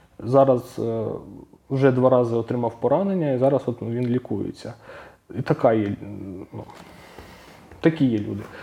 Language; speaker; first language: Ukrainian; non-native, local second language; Russian